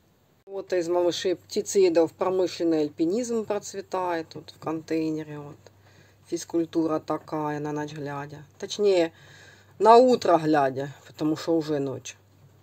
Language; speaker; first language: Russian; native; Russian